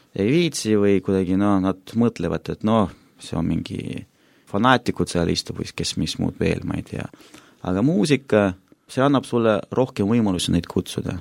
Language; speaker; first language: Estonian; non-native, local second language; Russian